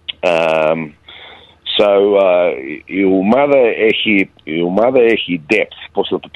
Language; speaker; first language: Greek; early bilingual, heritage; Greek